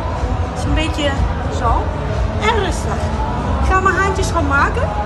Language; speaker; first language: Dutch; non-native, learner; Italian